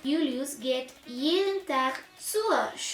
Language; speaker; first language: German; non-native, fluent; Spanish